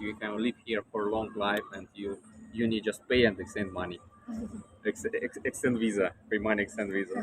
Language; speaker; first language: English; non-native, learner; Russian